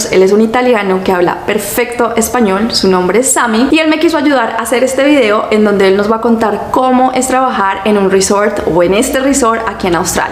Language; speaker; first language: Spanish; native; Spanish